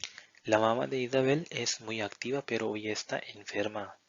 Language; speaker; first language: Spanish; non-native, fluent; Hindi